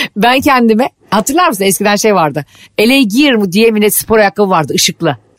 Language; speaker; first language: Turkish; native; Turkish